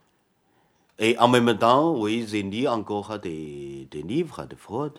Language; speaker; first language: French; non-native, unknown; Chinese